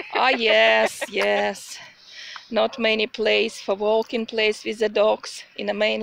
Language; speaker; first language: English; non-native, learner; Russian